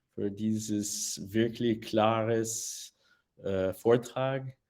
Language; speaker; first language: German; non-native, learner; English